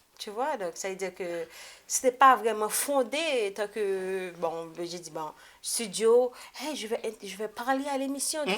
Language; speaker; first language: French; non-native, local second language; Haitian Creole